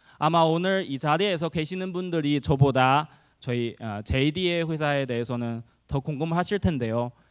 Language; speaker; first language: Korean; non-native, fluent; Chinese